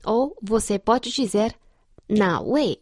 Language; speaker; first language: Portuguese; non-native, fluent; Chinese